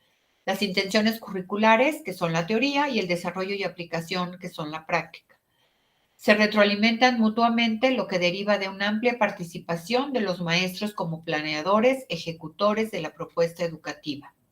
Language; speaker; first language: Spanish; native; Spanish